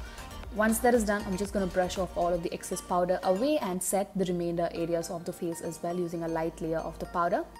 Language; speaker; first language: English; non-native, local second language; Tamil